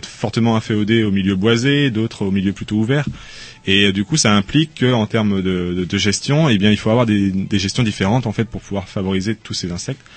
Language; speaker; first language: French; native; French